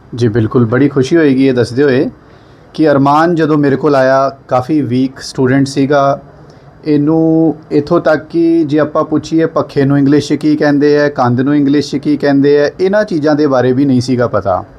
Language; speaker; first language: Punjabi; non-native, local second language; Hindi